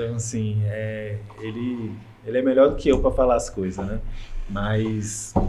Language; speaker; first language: Portuguese; native; Portuguese